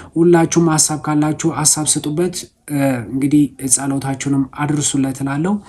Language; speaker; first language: Amharic; native; Amharic